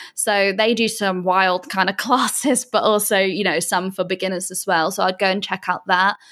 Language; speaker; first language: English; native; English